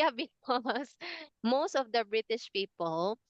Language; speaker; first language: English; non-native, fluent; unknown